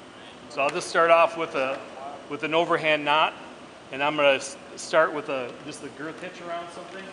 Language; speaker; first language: English; native; English